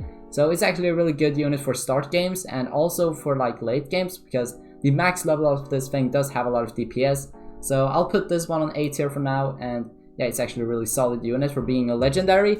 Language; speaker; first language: English; native; English